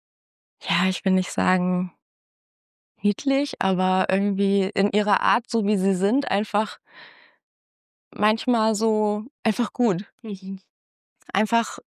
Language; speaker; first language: German; native; German